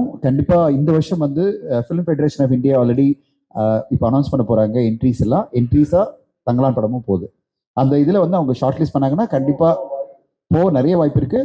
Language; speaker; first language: Tamil; native; Tamil